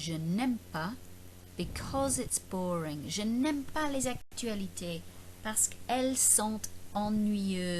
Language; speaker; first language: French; non-native, fluent; English